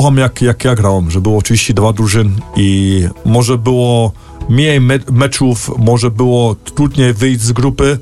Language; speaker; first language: Polish; early bilingual, heritage; Polish